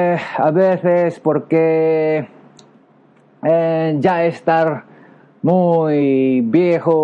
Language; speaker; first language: Spanish; non-native, learner; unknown